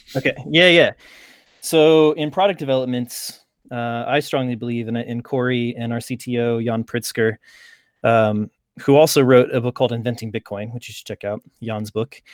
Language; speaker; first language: English; native; English